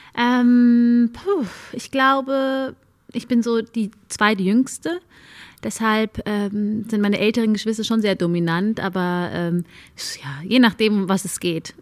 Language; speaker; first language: German; early bilingual, other home language; Amharic